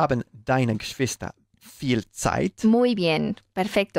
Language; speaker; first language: German; non-native, fluent; Spanish